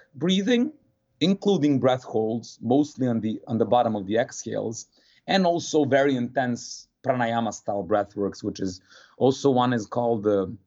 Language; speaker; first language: English; non-native, fluent; Serbian